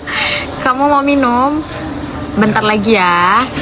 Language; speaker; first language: Indonesian; native; Indonesian